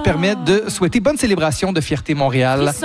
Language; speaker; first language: French; native; French